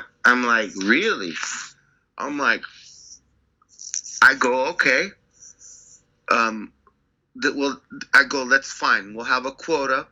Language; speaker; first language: English; native; English